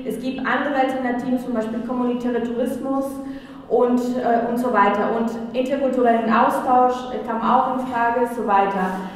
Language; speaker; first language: German; non-native, fluent; Spanish